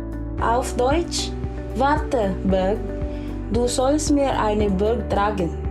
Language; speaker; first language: German; non-native, learner; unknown